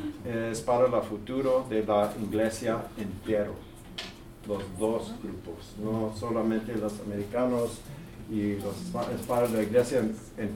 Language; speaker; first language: Spanish; early bilingual, heritage; English